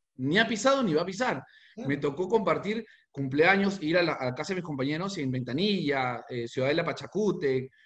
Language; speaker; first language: Spanish; native; Spanish